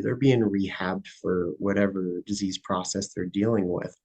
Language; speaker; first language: English; native; English